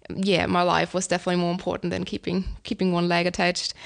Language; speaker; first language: English; non-native, fluent; German